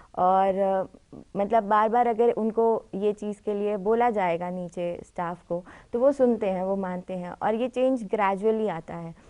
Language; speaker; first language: Hindi; native; Hindi